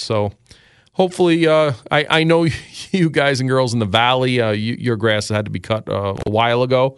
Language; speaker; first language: English; native; English